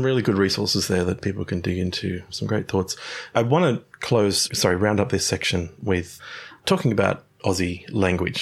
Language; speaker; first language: English; native; English